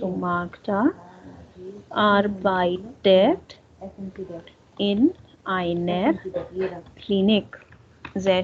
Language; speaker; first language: German; non-native, learner; Hindi